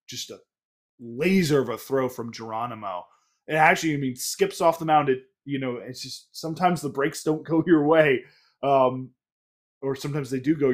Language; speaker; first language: English; native; English